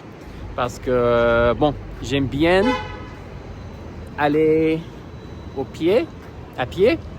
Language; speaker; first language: French; non-native, fluent; English